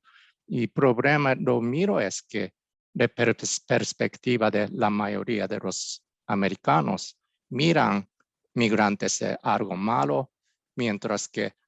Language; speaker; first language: Spanish; non-native, fluent; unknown